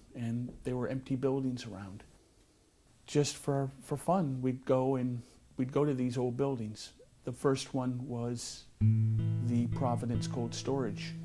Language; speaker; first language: English; native; English